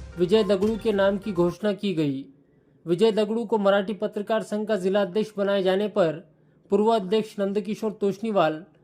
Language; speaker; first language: Hindi; non-native, local second language; Marathi